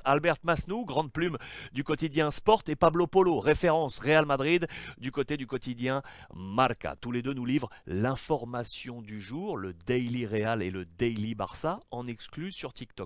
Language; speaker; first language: French; native; French